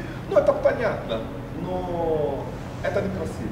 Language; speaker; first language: Russian; non-native, fluent; Portuguese